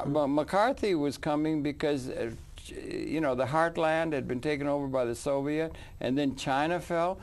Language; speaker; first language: English; native; English